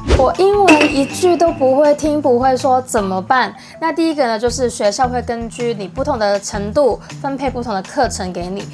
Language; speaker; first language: Chinese; non-native, local second language; Cantonese